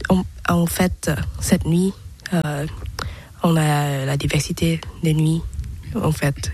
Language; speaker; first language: French; non-native, learner; Thai